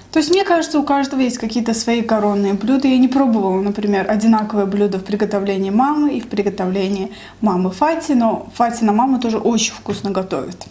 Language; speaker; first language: Russian; native; Russian